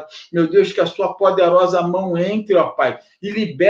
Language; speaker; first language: Portuguese; native; Portuguese